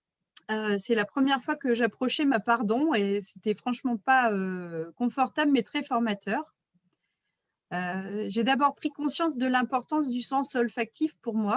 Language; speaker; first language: French; native; French